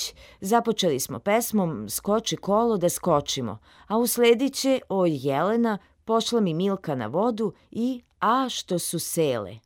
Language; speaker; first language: Serbian; native; Serbian